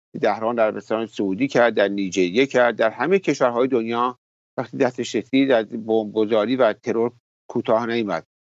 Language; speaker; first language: Persian; native; Persian